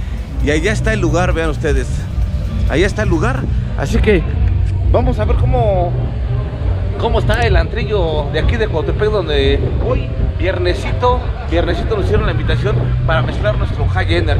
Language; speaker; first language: Spanish; native; Spanish